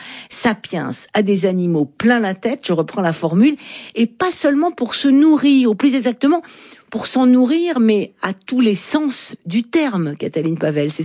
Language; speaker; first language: French; native; French